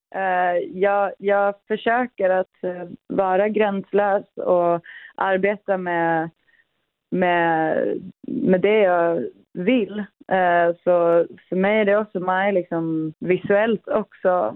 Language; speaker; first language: Swedish; early bilingual, other home language; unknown